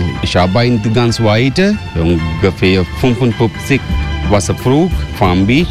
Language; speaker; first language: German; non-native, learner; Sinhala